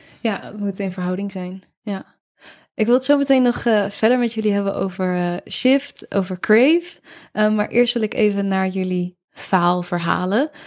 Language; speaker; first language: Dutch; native; Dutch